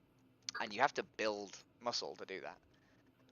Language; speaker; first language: English; native; English